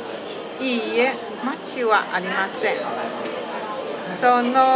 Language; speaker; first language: Japanese; non-native, learner; Chinese